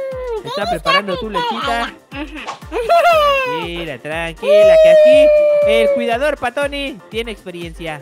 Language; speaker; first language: Spanish; native; Spanish